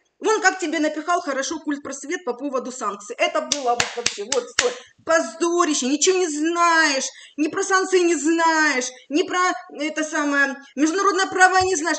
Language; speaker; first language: Russian; native; Russian